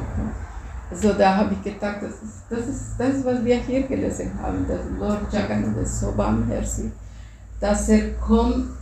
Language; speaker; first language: German; non-native, fluent; Spanish